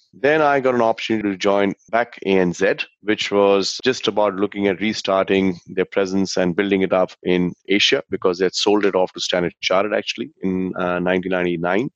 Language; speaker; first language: English; non-native, local second language; Hindi